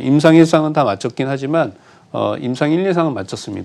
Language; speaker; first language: Korean; native; Korean